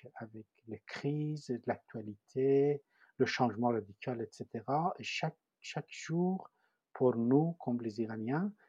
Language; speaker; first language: French; non-native, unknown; Persian